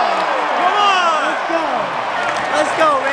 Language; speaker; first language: English; native; English